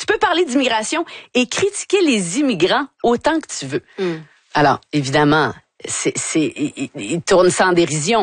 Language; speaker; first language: French; native; French